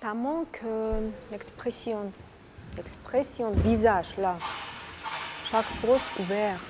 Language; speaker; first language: French; non-native, learner; Russian